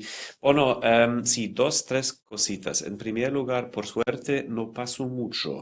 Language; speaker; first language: Spanish; non-native, fluent; German